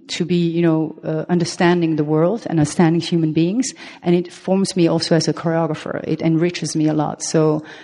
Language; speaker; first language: English; non-native, fluent; French